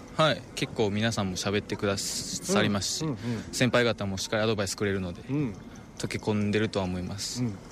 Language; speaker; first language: Japanese; native; Japanese